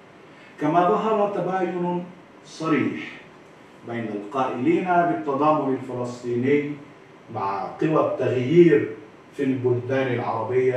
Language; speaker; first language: Arabic; native; Arabic